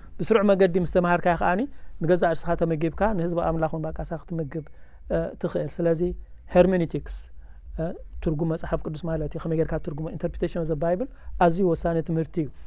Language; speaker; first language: Tigrinya; native; Tigrinya